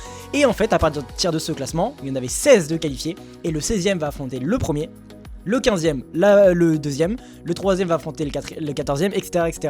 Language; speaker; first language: French; native; French